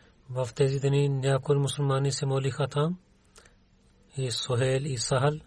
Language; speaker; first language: Bulgarian; non-native, learner; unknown